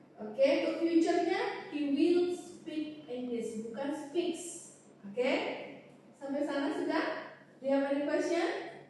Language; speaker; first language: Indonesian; native; Indonesian